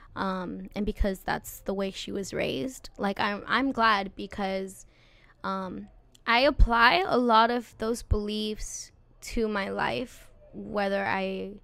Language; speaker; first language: English; native; English